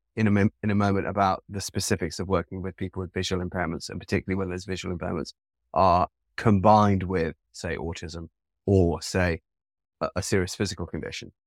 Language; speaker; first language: English; native; English